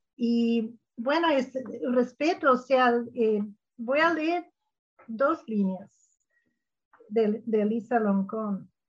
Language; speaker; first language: Spanish; non-native, fluent; English